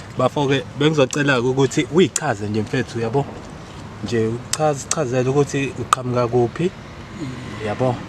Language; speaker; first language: Zulu; native; Zulu